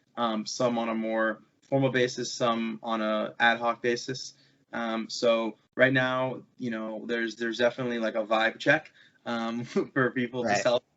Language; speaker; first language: English; native; English